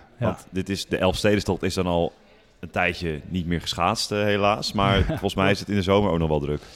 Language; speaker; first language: Dutch; native; Dutch